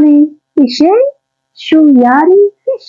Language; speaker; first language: Arabic; non-native, learner; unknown